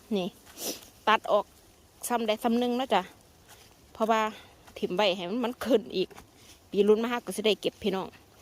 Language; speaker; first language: Thai; native; Thai